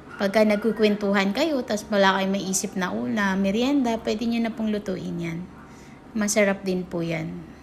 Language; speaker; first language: Filipino; non-native, local second language; Cebuano